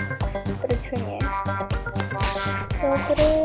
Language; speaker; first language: Slovak; non-native, learner; Ukrainian